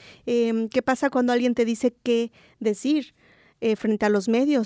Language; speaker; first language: Spanish; native; Spanish